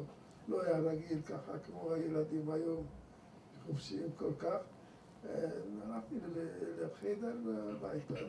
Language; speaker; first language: Hebrew; non-native, fluent; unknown